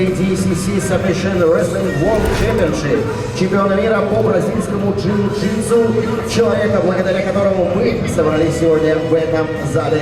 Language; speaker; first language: Russian; native; Russian